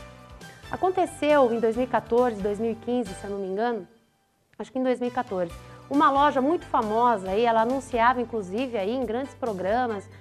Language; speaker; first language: Portuguese; native; Portuguese